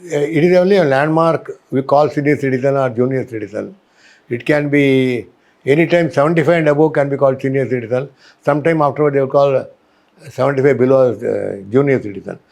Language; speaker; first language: English; non-native, local second language; Tamil